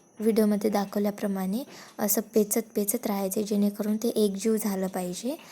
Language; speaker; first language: Marathi; non-native, local second language; Lambadi